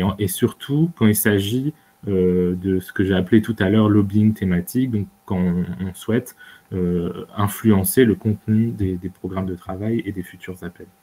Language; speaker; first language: French; native; French